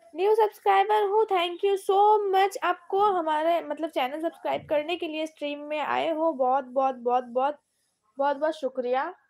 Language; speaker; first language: Hindi; non-native, local second language; Bangla